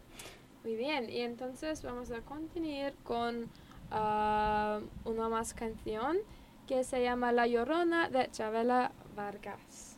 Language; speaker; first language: Spanish; non-native, learner; English